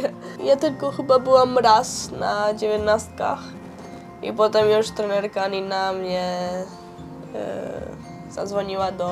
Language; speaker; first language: Polish; early bilingual, heritage; Polish